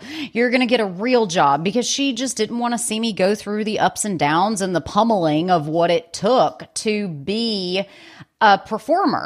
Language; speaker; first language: English; native; English